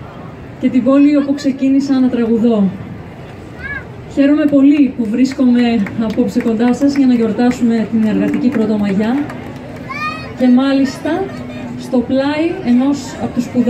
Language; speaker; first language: Greek; native; Greek